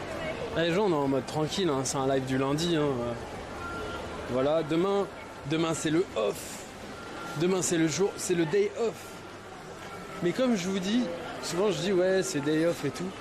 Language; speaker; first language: French; native; French